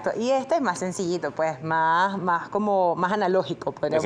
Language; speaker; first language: Spanish; native; Spanish